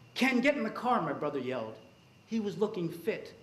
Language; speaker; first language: English; native; English